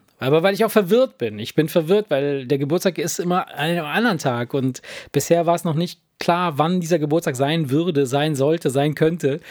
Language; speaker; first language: German; early bilingual, other home language; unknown